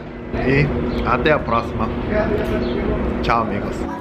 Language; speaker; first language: Portuguese; non-native, learner; Korean